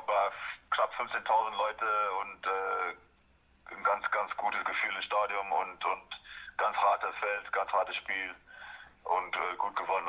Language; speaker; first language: German; non-native, fluent; Afrikaans